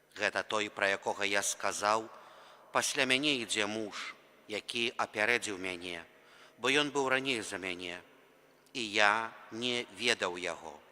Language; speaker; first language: Belarusian; native; Belarusian